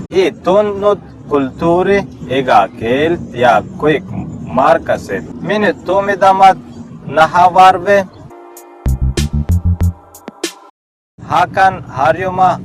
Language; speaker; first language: Estonian; non-native, learner; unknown